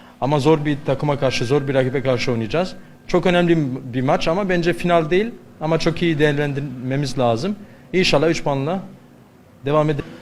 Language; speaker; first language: Turkish; non-native, learner; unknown